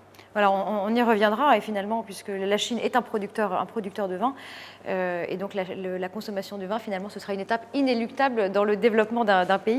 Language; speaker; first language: French; native; French